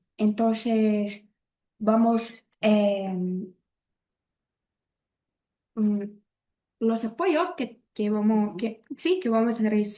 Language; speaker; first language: Spanish; non-native, learner; Portuguese